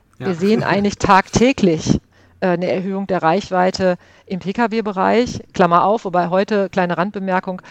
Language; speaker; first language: German; native; German